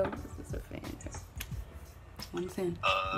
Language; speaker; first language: English; native; English